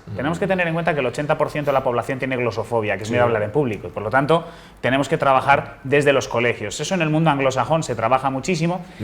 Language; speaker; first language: Spanish; native; Spanish